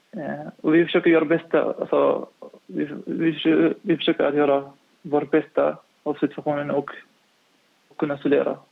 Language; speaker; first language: Swedish; non-native, fluent; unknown